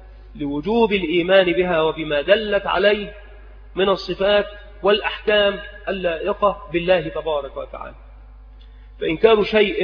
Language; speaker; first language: Arabic; native; Arabic